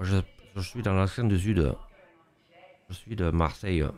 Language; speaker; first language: French; native; French